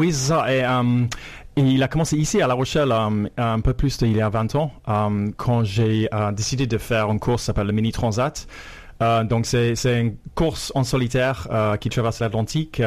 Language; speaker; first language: French; non-native, fluent; English